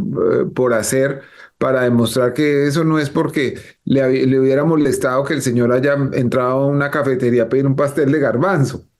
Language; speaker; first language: Spanish; native; Spanish